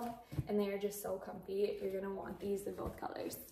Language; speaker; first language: English; native; English